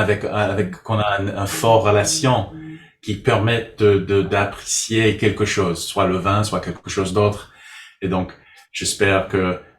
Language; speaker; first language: French; non-native, learner; English